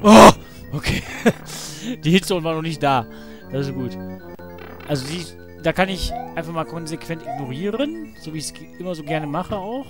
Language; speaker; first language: German; native; German